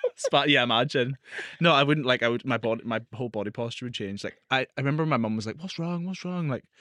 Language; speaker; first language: English; native; English